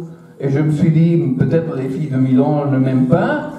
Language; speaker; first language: French; non-native, fluent; Italian